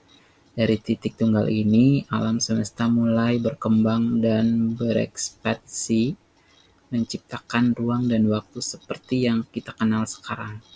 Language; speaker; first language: Indonesian; native; Indonesian